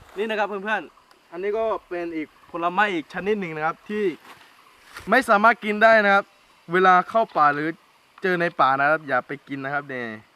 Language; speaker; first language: Thai; non-native, local second language; Akha